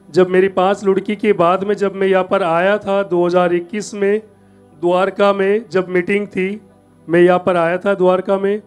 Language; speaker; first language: Hindi; native; Hindi